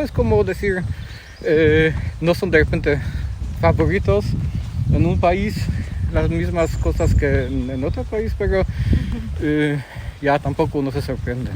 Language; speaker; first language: Spanish; non-native, fluent; Polish